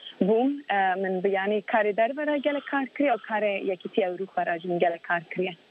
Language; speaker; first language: Kurdish; early bilingual, heritage; Kurdish